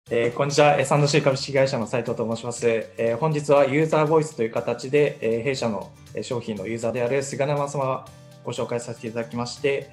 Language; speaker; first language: Japanese; native; Japanese